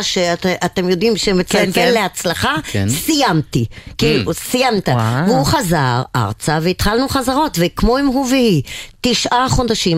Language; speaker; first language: Hebrew; non-native, local second language; German